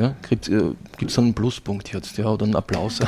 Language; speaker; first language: German; native; German